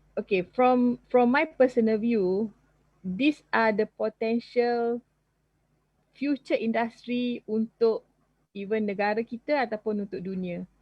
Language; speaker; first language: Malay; native; Malay